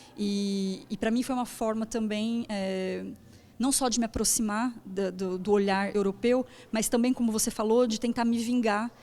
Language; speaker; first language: Portuguese; native; Portuguese